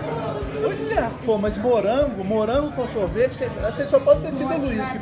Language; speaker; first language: Portuguese; native; Portuguese